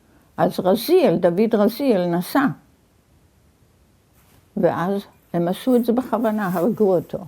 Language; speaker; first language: Hebrew; early bilingual, other home language; Yiddish